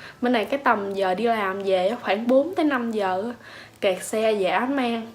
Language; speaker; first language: Vietnamese; native; Vietnamese